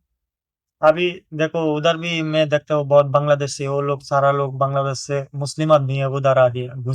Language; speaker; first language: Hindi; non-native, learner; Bangla